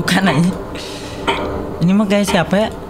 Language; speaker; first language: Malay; non-native, local second language; Sundanese